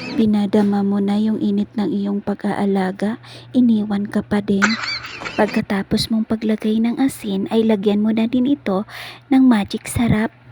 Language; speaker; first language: Filipino; non-native, local second language; Cebuano